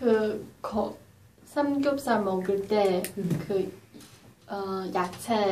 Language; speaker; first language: Korean; non-native, learner; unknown